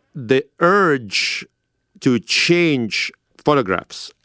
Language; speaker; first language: English; non-native, fluent; Russian